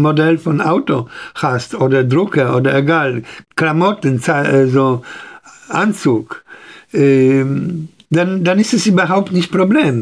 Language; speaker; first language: German; non-native, fluent; Polish